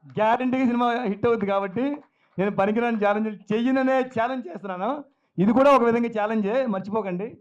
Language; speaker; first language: Telugu; native; Telugu